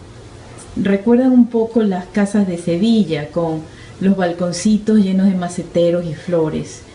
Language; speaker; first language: Spanish; native; Spanish